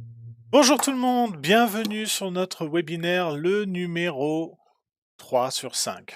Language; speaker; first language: French; native; French